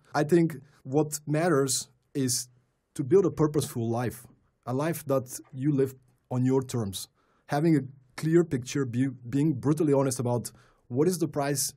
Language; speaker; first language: English; non-native, fluent; Bulgarian